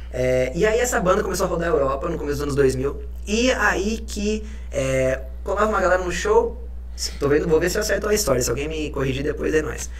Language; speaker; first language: Portuguese; early bilingual, other home language; Spanish